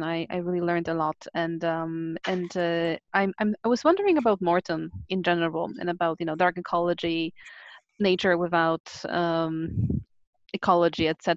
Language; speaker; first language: English; non-native, fluent; Polish